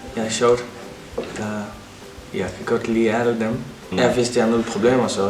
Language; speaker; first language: Danish; non-native, learner; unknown